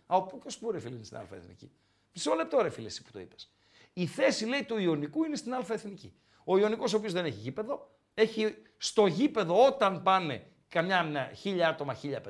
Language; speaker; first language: Greek; native; Greek